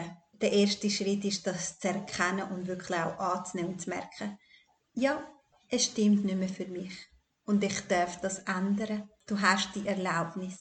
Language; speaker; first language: German; early bilingual, other home language; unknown